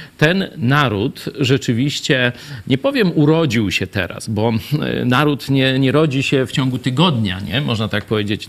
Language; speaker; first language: Polish; native; Polish